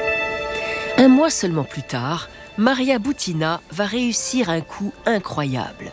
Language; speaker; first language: French; native; French